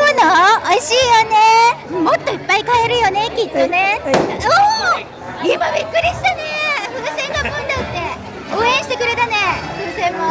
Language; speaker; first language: Japanese; native; Japanese